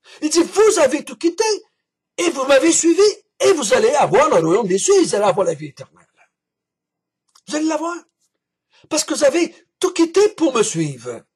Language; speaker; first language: French; native; French